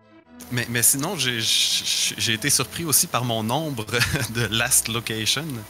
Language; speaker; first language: French; native; French